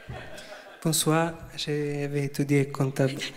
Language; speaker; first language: French; non-native, learner; Italian